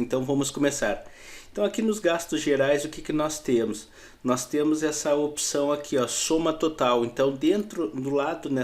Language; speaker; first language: Portuguese; native; Portuguese